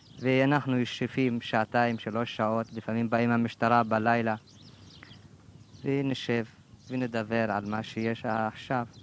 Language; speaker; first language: Hebrew; non-native, local second language; Arabic